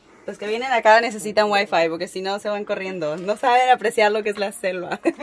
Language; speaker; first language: Spanish; native; Spanish